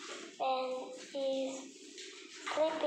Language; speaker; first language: English; non-native, learner; Vietnamese